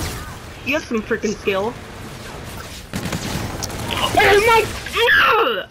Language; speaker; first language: English; native; English